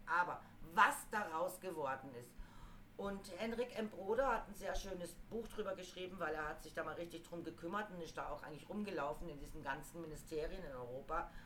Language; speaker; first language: German; native; German